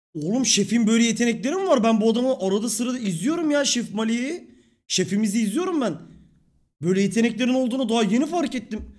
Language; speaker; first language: Turkish; native; Turkish